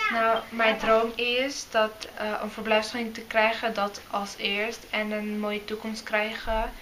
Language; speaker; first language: Dutch; early bilingual, other home language; Arabic